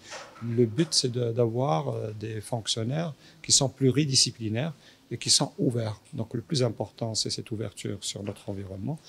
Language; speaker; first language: French; non-native, local second language; Arabic